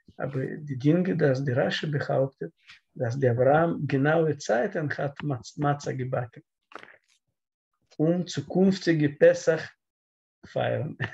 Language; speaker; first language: German; non-native, learner; Russian